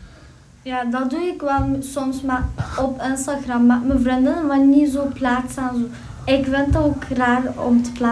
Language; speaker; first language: Dutch; early bilingual, other home language; Turkish